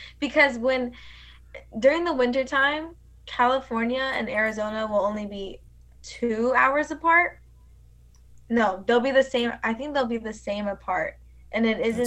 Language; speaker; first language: English; early bilingual, other home language; Spanish